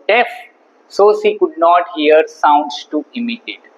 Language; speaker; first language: English; non-native, local second language; Gujarati